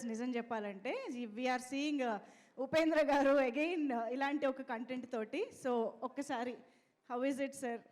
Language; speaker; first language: Telugu; native; Telugu